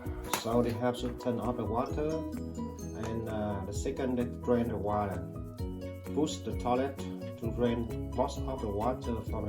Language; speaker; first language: English; non-native, learner; Vietnamese